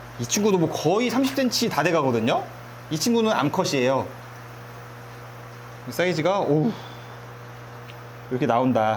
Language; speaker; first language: Korean; native; Korean